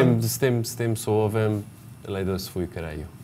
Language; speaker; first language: Polish; non-native, learner; Persian